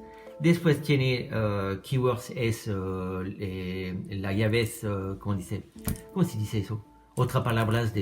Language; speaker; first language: Spanish; non-native, learner; French